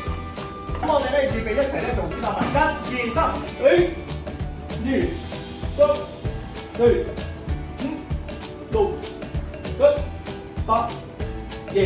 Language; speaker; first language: Cantonese; native; Cantonese